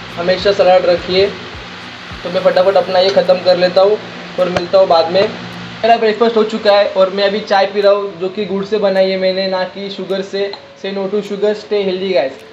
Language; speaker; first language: Hindi; non-native, local second language; Marathi